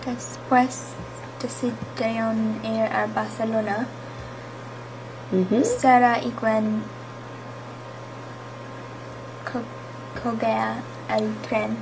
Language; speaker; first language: Spanish; non-native, learner; English